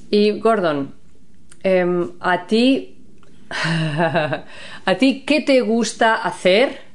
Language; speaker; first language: Spanish; native; Spanish